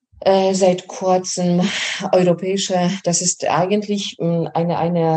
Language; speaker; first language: German; non-native, fluent; Polish